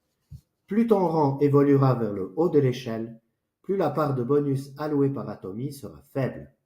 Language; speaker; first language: French; native; French